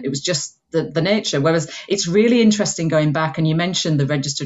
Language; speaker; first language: English; native; English